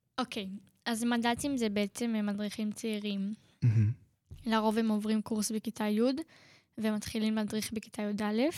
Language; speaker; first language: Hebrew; native; Hebrew